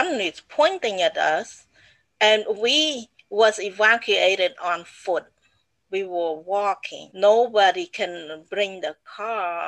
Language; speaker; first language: English; non-native, fluent; Khmer